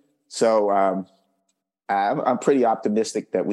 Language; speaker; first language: English; native; English